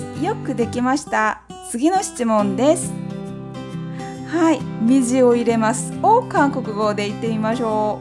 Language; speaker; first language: Japanese; non-native, fluent; Korean